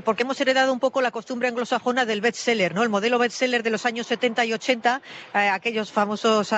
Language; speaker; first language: Spanish; native; Spanish